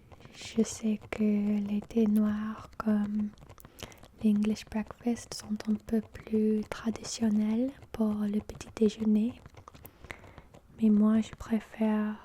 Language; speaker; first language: French; non-native, fluent; English